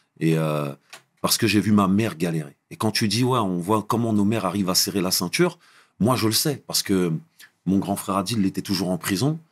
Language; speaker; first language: French; early bilingual, other home language; Arabic